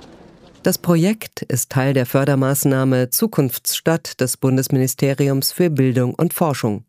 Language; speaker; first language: German; native; German